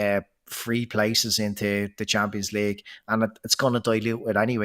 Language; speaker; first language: English; native; English